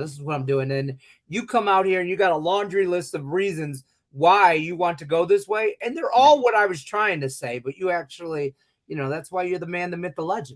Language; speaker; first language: English; native; English